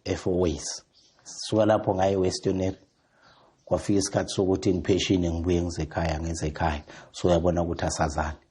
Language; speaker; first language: Zulu; native; Zulu